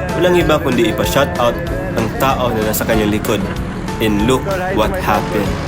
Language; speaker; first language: Filipino; non-native, local second language; Cebuano